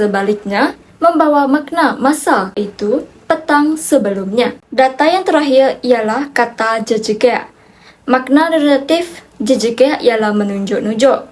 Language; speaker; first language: Malay; non-native, local second language; Iban